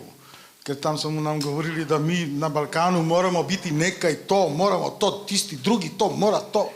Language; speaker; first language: Slovenian; non-native, fluent; Macedonian